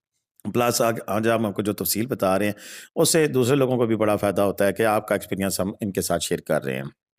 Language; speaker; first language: Hindi; non-native, local second language; Punjabi